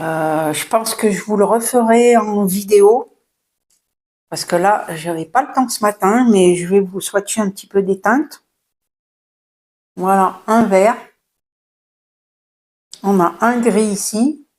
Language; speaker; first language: French; native; French